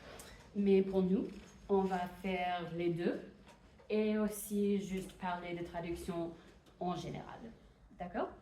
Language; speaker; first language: French; non-native, fluent; English